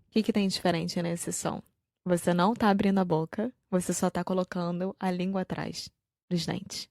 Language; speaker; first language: Portuguese; native; Portuguese